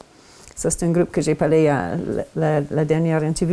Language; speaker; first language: French; non-native, local second language; English